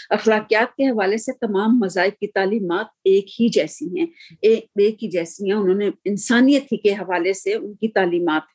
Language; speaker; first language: Urdu; native; Urdu